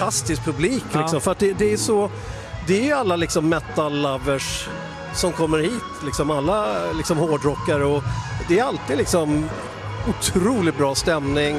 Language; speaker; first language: Swedish; native; Swedish